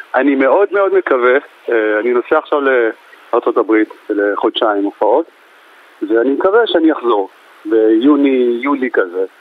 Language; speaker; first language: Hebrew; early bilingual, other home language; Amharic